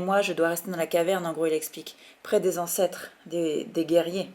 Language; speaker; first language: French; native; French